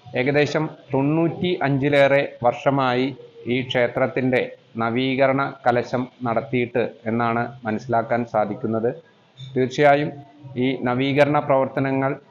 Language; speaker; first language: Malayalam; native; Malayalam